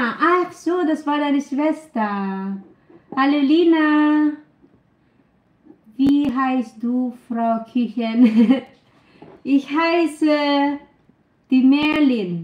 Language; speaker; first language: German; non-native, learner; Filipino